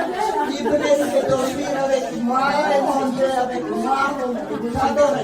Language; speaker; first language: French; non-native, fluent; Italian